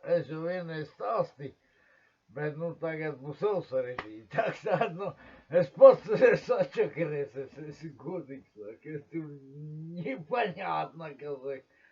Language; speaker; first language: Latvian; non-native, local second language; Russian